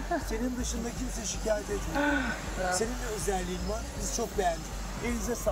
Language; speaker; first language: Turkish; native; Turkish